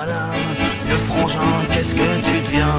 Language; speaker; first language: French; native; French